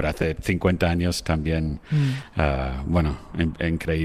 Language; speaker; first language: Spanish; non-native, fluent; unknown